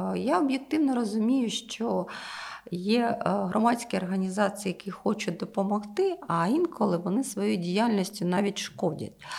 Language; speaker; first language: Ukrainian; non-native, local second language; Russian